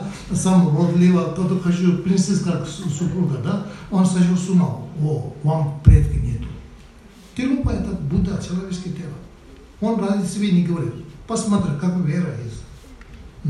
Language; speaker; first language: Russian; non-native, learner; Tibetan